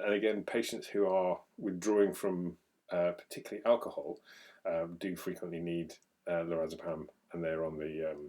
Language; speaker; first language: English; native; English